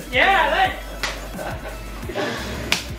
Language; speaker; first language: English; non-native, fluent; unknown